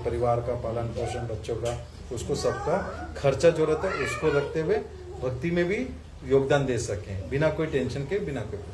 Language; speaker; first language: Hindi; native; Hindi